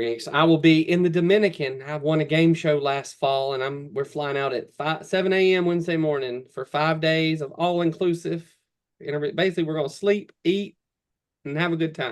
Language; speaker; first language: English; native; English